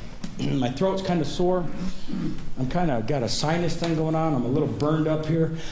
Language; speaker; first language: English; native; English